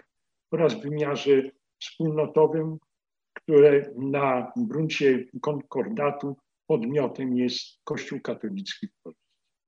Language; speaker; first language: Polish; native; Polish